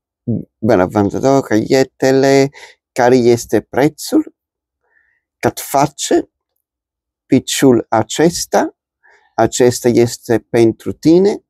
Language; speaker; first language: Romanian; non-native, learner; Spanish